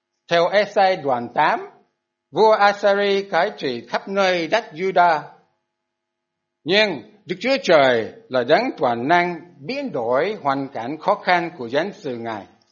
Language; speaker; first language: Vietnamese; non-native, fluent; English